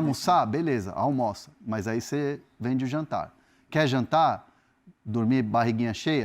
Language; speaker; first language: Portuguese; native; Portuguese